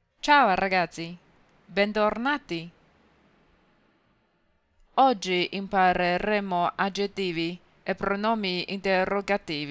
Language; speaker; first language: Italian; non-native, fluent; Chinese